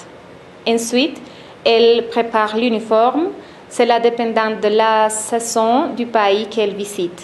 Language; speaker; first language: French; non-native, learner; Spanish